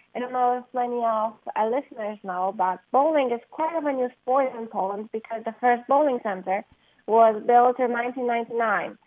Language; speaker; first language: English; non-native, fluent; Polish